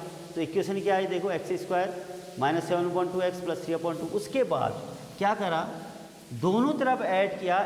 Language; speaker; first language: Hindi; native; Hindi